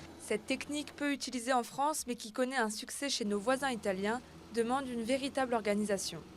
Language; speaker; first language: French; native; French